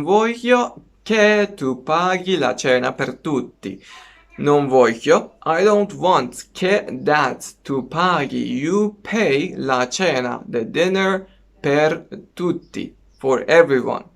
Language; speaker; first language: Italian; non-native, fluent; Persian